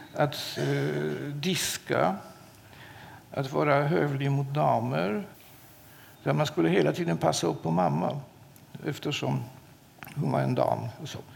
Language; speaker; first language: Swedish; non-native, fluent; Polish